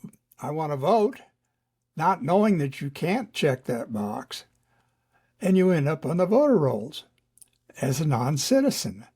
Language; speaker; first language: English; native; English